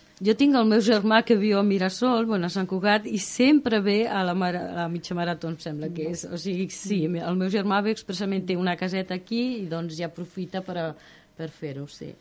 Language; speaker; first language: Catalan; non-native, local second language; Spanish